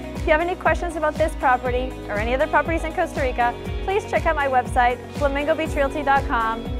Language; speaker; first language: English; native; English